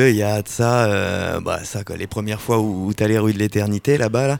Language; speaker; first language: French; native; French